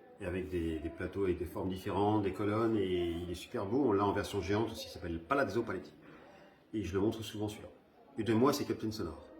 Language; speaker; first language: French; early bilingual, other home language; Spanish